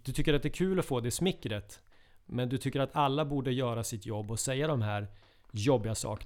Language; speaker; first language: Swedish; native; Swedish